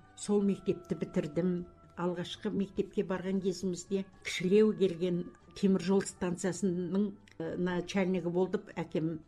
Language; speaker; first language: Kazakh; native; Kazakh